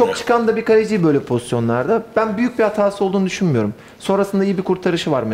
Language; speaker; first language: Turkish; native; Turkish